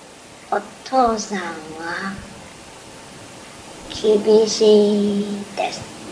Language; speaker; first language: Japanese; non-native, learner; English